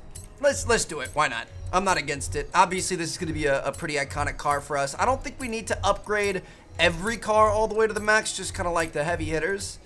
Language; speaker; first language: English; native; English